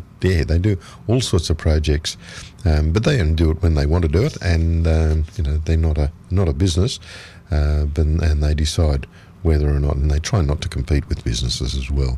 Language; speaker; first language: English; native; English